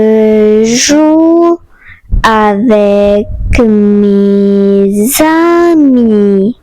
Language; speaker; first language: French; non-native, fluent; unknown